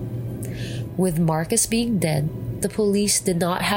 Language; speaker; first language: English; non-native, local second language; Filipino